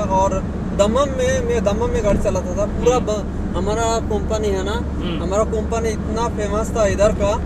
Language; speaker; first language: Hindi; non-native, fluent; Bangla